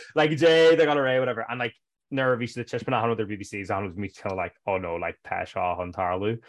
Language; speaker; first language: Irish; native; Irish